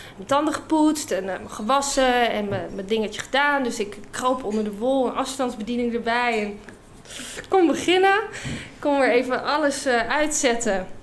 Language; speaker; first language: Dutch; non-native, fluent; English